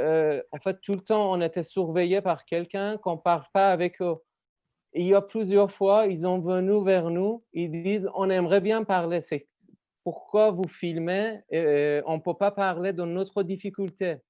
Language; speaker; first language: French; non-native, learner; Persian